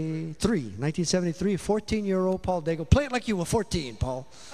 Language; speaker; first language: English; native; English